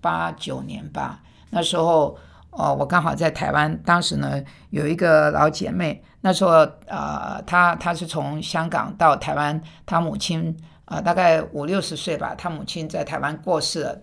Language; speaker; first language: Chinese; non-native, fluent; Korean